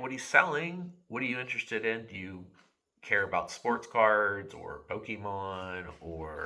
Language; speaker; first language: English; native; English